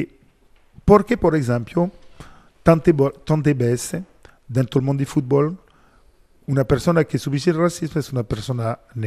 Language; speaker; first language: Spanish; non-native, learner; French